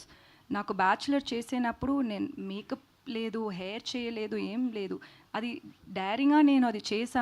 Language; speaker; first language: Telugu; non-native, learner; Tamil